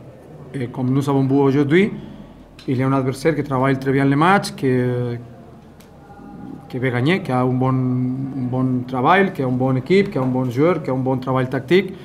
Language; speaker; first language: French; non-native, fluent; Spanish